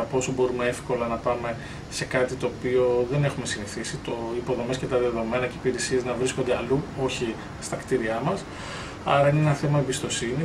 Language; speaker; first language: Greek; native; Greek